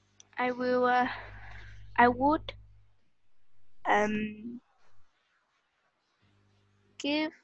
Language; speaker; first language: English; non-native, learner; Vietnamese